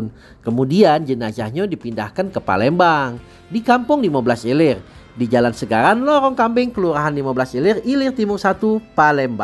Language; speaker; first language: Indonesian; native; Indonesian